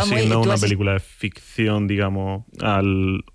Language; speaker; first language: Spanish; native; Spanish